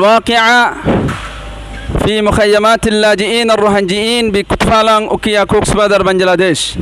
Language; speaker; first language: Arabic; non-native, learner; Rohingya